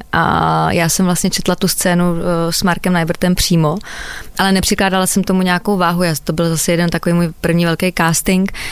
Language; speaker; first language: Czech; native; Czech